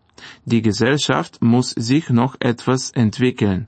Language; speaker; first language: German; non-native, fluent; Bulgarian